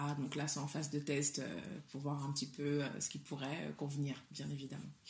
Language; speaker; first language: French; early bilingual, other home language; Soninke